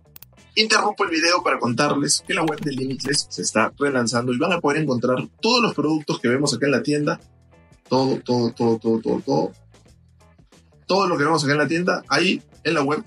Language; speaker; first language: Spanish; native; Spanish